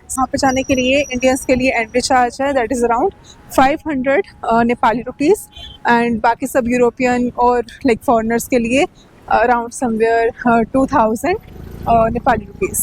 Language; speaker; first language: Hindi; native; Hindi